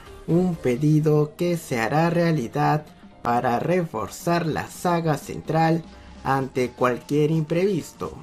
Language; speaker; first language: Spanish; native; Spanish